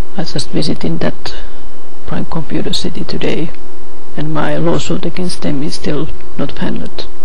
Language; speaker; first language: English; non-native, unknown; Finnish